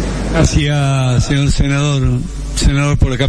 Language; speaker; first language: Spanish; native; Spanish